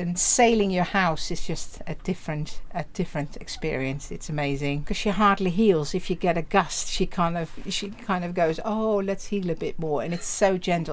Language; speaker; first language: English; non-native, fluent; Dutch